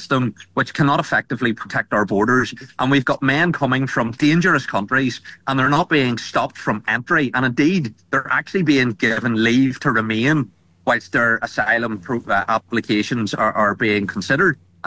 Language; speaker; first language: English; native; English